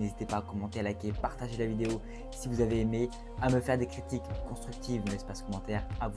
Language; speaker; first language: French; native; French